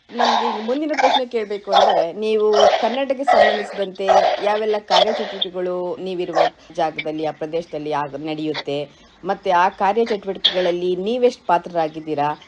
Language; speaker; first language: Kannada; native; Kannada